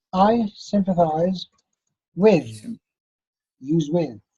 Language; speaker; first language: English; non-native, fluent; Arabic